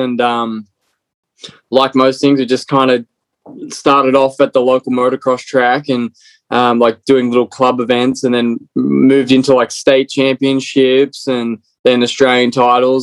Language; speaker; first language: English; native; English